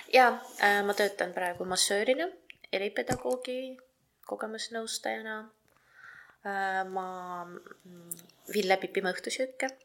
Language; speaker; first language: Estonian; non-native, local second language; Russian